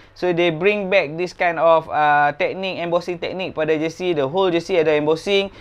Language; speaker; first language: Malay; native; Malay